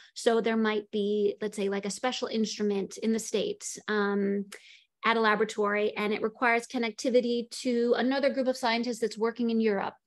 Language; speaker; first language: English; native; English